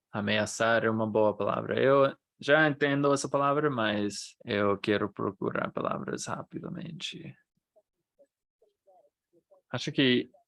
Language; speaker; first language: Portuguese; non-native, fluent; English